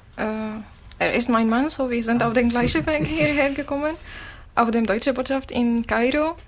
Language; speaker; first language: German; non-native, learner; Arabic